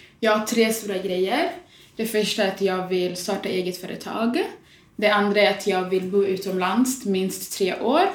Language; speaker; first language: Swedish; early bilingual, other home language; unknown